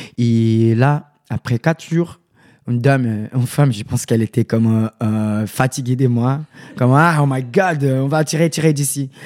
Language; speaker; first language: French; non-native, learner; Portuguese